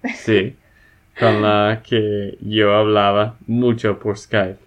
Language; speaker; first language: Spanish; non-native, fluent; English